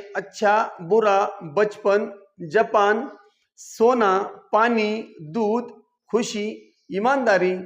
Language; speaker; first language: Hindi; non-native, local second language; Marathi